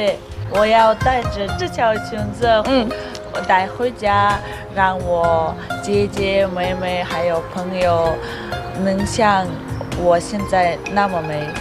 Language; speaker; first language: Chinese; non-native, fluent; Russian